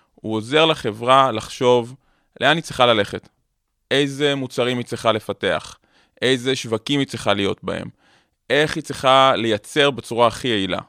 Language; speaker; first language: Hebrew; native; Hebrew